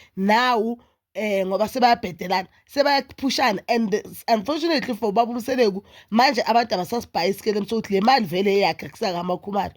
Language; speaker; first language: Zulu; native; Zulu